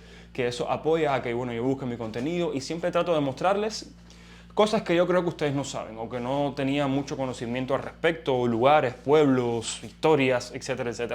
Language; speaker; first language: Spanish; native; Spanish